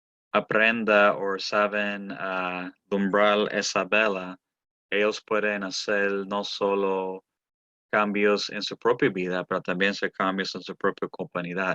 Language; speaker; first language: Spanish; early bilingual, heritage; Spanish